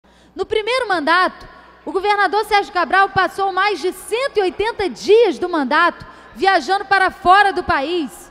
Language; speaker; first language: Portuguese; native; Portuguese